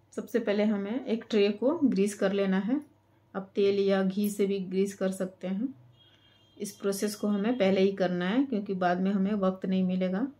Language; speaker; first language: Hindi; native; Hindi